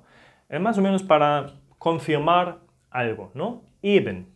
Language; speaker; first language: Spanish; non-native, fluent; German